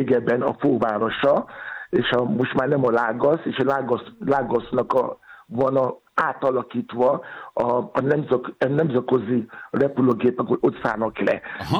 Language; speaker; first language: Hungarian; non-native, learner; Yoruba